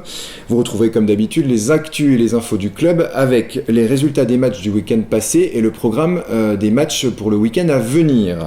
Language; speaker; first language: French; native; French